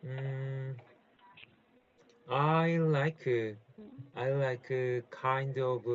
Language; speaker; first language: English; non-native, learner; Korean